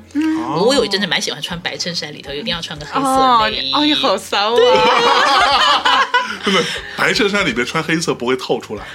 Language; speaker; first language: Chinese; native; Chinese